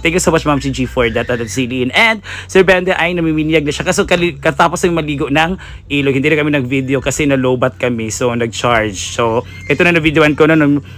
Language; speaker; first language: Filipino; non-native, local second language; Cebuano